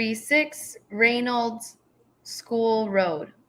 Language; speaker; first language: English; native; English